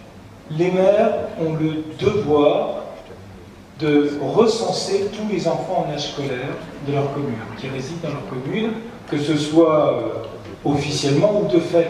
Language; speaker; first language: French; native; French